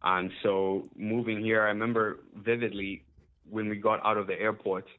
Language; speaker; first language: English; non-native, local second language; Ganda